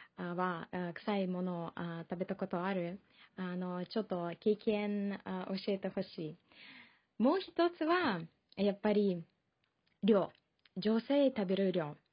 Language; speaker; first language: Japanese; non-native, fluent; Russian